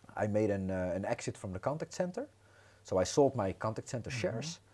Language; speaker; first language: English; non-native, fluent; Dutch